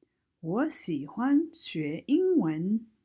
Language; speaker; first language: Chinese; non-native, fluent; English